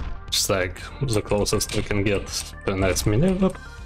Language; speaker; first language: English; non-native, learner; Russian